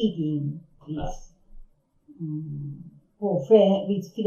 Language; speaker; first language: English; non-native, learner; Japanese